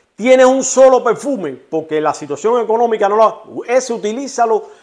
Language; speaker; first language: Spanish; native; Spanish